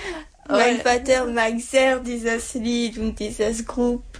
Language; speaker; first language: German; non-native, learner; French